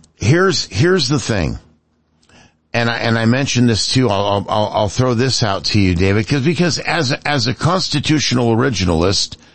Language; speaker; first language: English; native; English